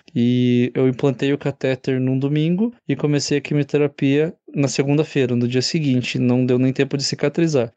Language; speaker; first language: Portuguese; native; Portuguese